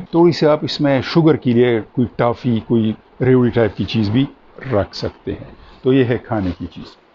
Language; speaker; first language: Urdu; non-native, local second language; Pashto